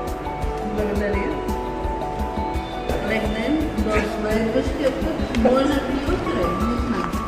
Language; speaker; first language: Bulgarian; non-native, learner; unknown